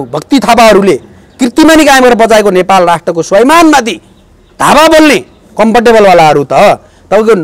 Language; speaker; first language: Nepali; native; Nepali